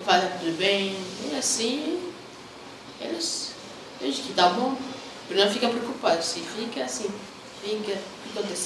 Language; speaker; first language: Portuguese; non-native, learner; Arabic